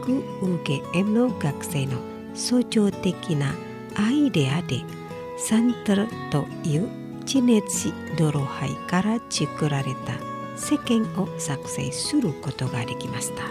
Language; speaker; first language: Japanese; non-native, fluent; Indonesian